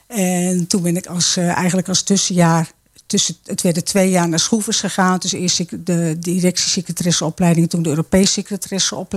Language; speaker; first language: Dutch; native; Dutch